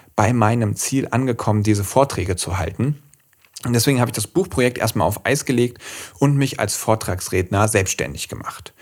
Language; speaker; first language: German; native; German